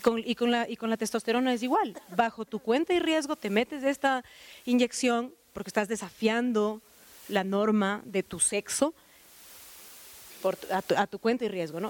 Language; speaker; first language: Spanish; native; Spanish